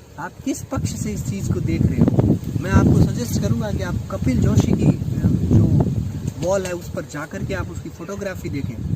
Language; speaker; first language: Hindi; non-native, local second language; Rajasthani